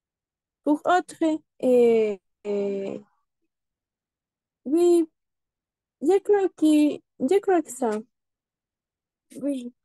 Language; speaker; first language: French; non-native, learner; Spanish